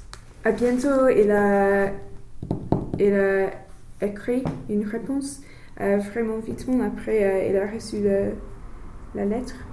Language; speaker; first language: French; non-native, learner; English